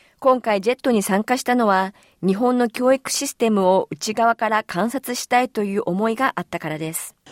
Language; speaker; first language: Japanese; native; Japanese